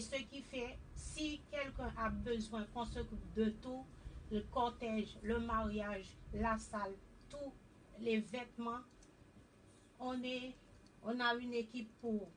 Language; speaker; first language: French; native; French